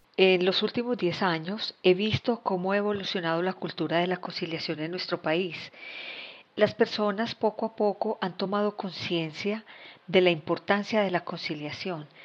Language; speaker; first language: Spanish; native; Spanish